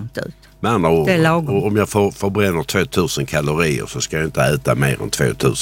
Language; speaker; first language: Swedish; native; Swedish